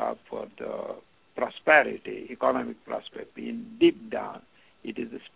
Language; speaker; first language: English; non-native, local second language; Gujarati